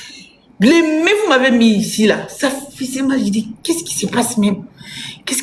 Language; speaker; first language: French; non-native, local second language; Lingala